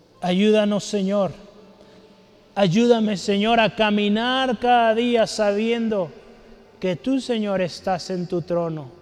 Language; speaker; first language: Spanish; native; Spanish